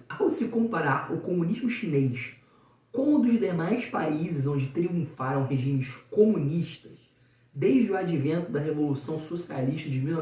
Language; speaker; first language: Portuguese; native; Portuguese